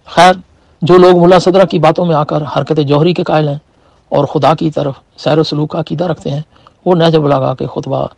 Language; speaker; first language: Urdu; native; Urdu